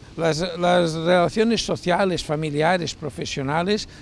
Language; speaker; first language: Spanish; native; Spanish